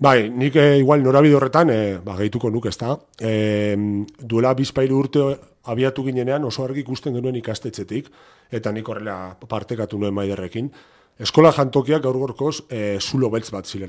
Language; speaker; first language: Basque; native; Basque